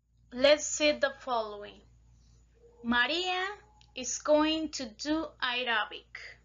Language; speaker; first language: English; non-native, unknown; Spanish